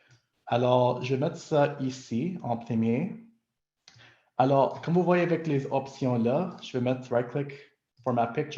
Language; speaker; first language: French; non-native, local second language; English